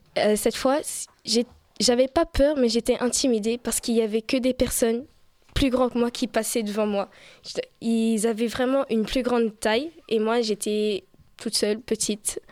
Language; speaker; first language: French; early bilingual, other home language; Portuguese